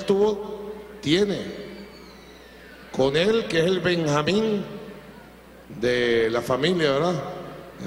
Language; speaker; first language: Spanish; native; Spanish